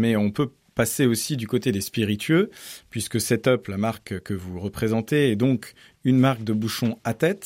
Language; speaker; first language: French; native; French